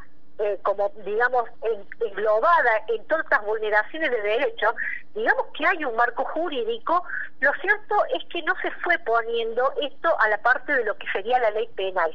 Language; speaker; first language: Spanish; native; Spanish